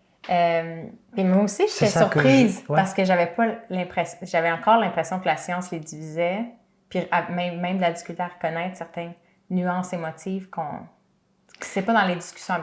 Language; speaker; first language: French; native; French